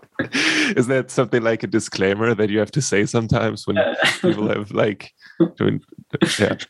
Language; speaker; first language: English; non-native, fluent; German